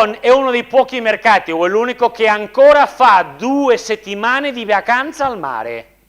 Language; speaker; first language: Italian; non-native, fluent; Spanish